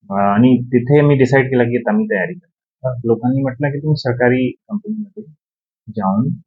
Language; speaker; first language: Marathi; non-native, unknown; Urdu